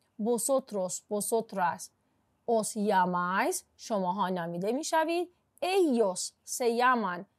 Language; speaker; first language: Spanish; non-native, fluent; Persian